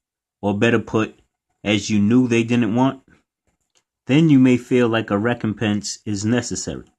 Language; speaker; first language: English; native; English